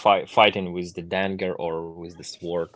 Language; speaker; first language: English; non-native, fluent; Ukrainian